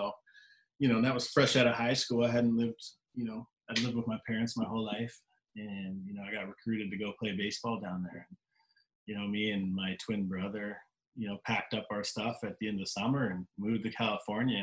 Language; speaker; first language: English; native; English